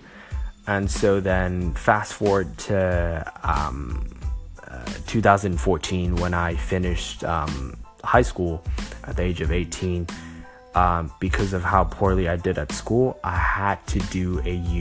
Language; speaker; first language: English; non-native, local second language; Cantonese